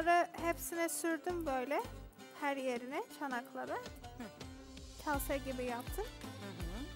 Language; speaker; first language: Turkish; non-native, learner; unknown